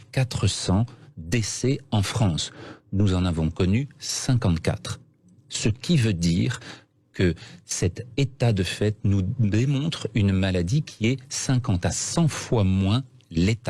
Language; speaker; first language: French; native; French